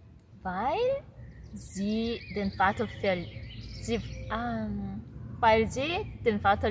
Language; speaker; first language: German; non-native, learner; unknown